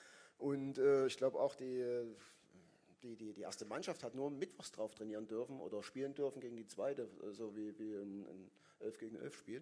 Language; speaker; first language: German; native; German